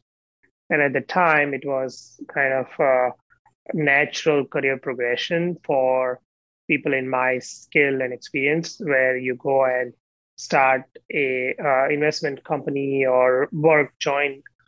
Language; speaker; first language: English; non-native, local second language; Gujarati